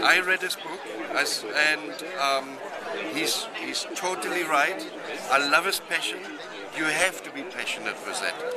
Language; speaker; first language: English; non-native, fluent; German